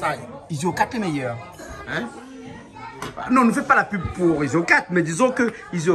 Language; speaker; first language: French; native; French